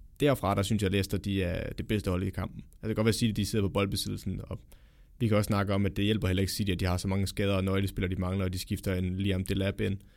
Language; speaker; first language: Danish; native; Danish